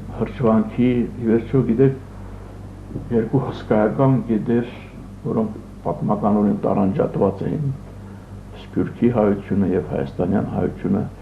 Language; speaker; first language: Armenian; early bilingual, other home language; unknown